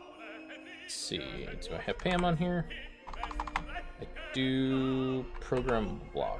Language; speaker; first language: English; native; English